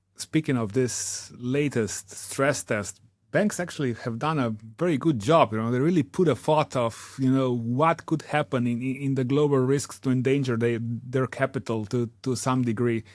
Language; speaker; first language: English; non-native, fluent; Slovenian